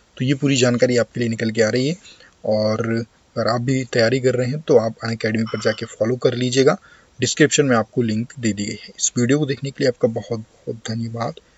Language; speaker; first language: Hindi; native; Hindi